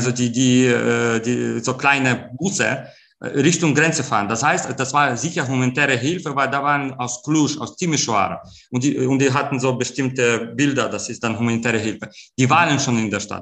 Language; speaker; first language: German; non-native, fluent; Ukrainian